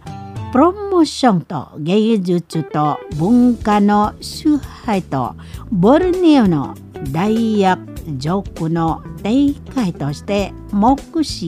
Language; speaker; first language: Japanese; non-native, learner; Indonesian